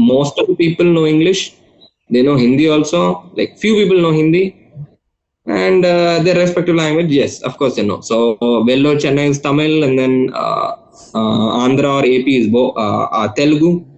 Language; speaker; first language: English; non-native, local second language; Telugu